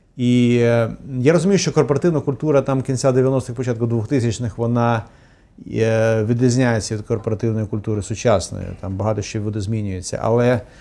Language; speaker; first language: Ukrainian; native; Ukrainian